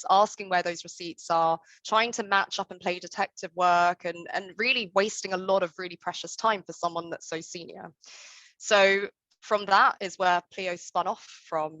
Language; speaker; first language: English; native; English